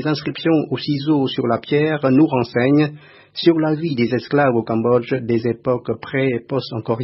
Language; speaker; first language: French; non-native, fluent; Khmer